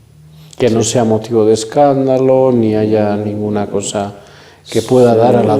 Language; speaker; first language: Spanish; native; Spanish